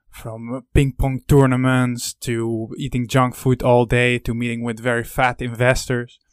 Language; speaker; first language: English; non-native, fluent; Dutch